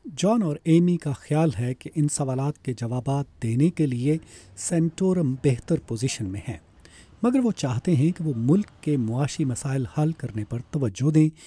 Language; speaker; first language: Urdu; native; Urdu